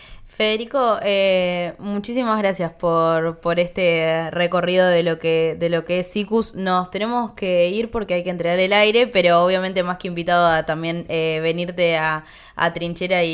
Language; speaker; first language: Spanish; native; Spanish